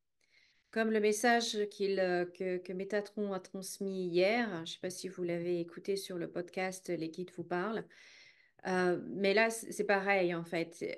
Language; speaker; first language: French; native; French